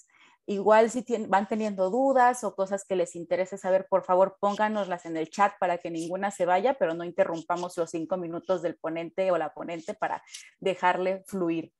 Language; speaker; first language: Spanish; native; Spanish